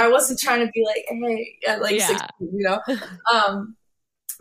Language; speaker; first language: English; native; English